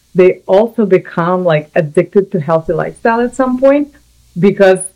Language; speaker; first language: English; non-native, fluent; Russian